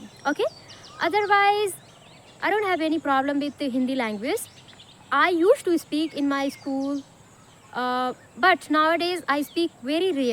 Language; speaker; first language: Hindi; non-native, local second language; Bhojpuri